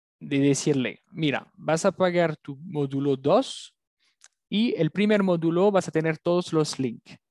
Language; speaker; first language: Spanish; non-native, fluent; French